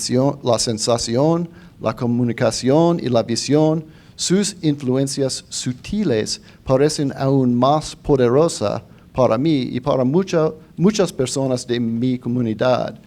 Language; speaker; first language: Spanish; non-native, fluent; English